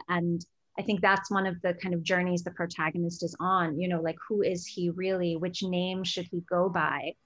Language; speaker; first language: English; early bilingual, other home language; Gujarati